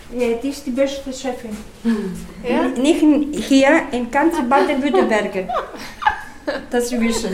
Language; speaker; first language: German; non-native, learner; Greek